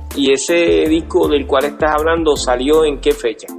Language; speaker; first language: Spanish; native; Spanish